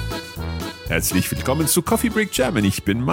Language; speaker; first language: German; non-native, learner; English